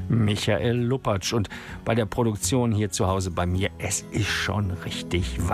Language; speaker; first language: German; native; German